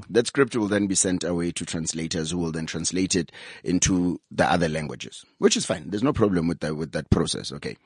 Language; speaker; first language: English; non-native, local second language; Zulu